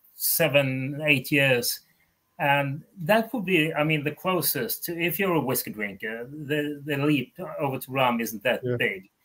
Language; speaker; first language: English; non-native, fluent; Swedish